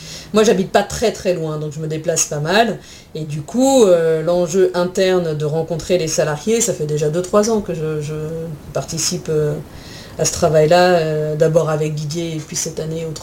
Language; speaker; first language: French; native; French